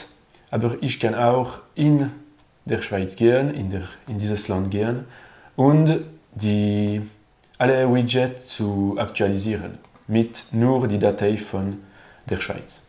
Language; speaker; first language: German; non-native, learner; French